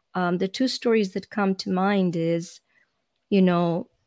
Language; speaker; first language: English; non-native, fluent; Ukrainian